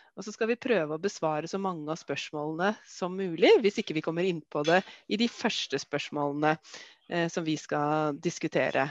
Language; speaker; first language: Norwegian; native; Norwegian